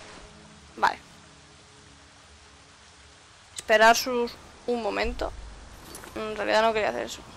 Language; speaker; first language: Spanish; native; Spanish